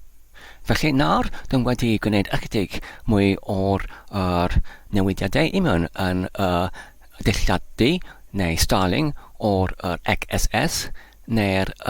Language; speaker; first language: Welsh; non-native, learner; Polish